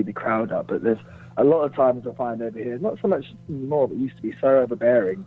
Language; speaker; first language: English; native; English